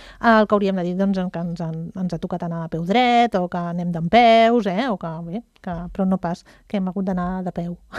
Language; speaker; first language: Catalan; native; Catalan